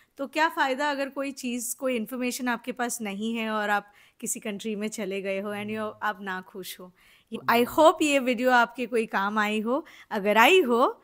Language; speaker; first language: Hindi; native; Hindi